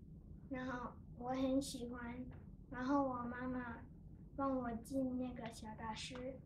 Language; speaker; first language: Chinese; early bilingual, heritage; Chinese